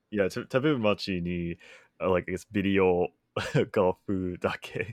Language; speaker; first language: Japanese; non-native, learner; English